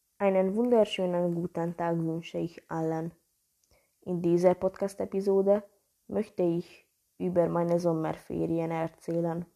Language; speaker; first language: German; non-native, learner; Hungarian